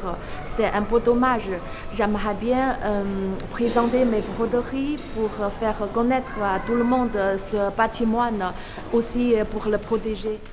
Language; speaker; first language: French; non-native, learner; Chinese